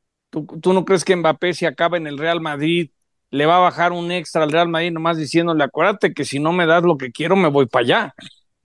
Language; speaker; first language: Spanish; native; Spanish